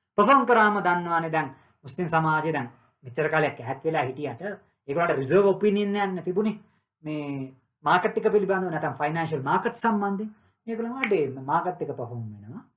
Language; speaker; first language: Sinhala; non-native, local second language; Tamil